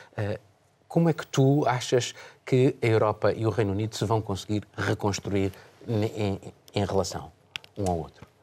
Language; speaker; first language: Portuguese; native; Portuguese